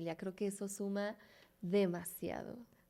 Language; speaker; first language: Spanish; native; Spanish